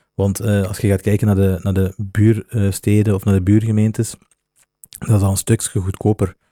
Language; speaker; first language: Dutch; native; Dutch